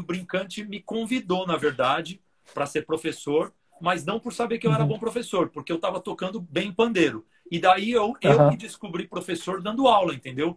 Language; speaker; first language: Portuguese; native; Portuguese